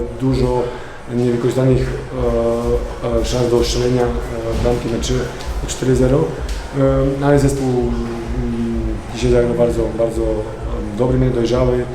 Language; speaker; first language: Polish; non-native, fluent; Serbian